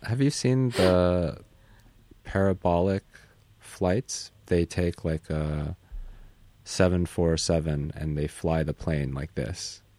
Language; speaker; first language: English; native; English